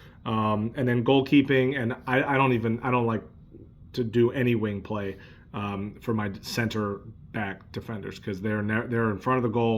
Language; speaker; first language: English; native; English